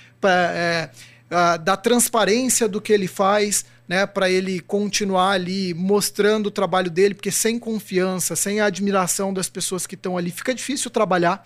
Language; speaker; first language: Portuguese; native; Portuguese